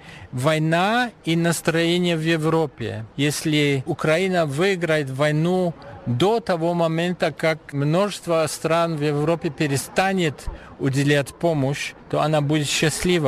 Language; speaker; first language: Russian; non-native, fluent; German